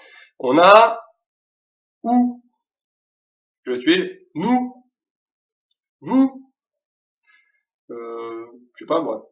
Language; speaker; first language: French; native; French